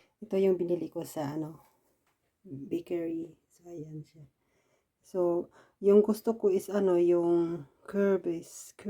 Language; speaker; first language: Filipino; non-native, local second language; Cebuano